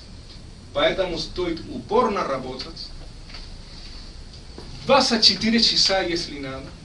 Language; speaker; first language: Russian; non-native, fluent; Spanish